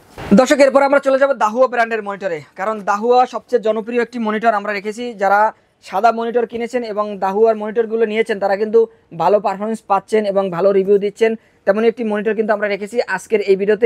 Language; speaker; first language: Bangla; native; Bangla